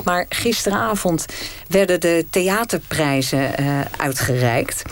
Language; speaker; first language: Dutch; native; Dutch